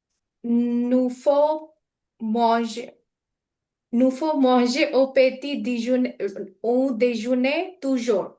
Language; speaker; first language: French; non-native, learner; Persian